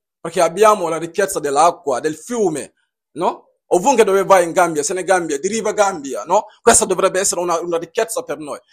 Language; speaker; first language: Italian; non-native, fluent; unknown